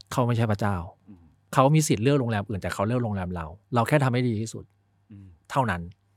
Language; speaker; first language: Thai; early bilingual, other home language; Chinese